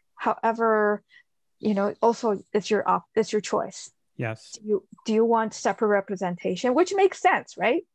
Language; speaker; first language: English; early bilingual, other home language; Chinese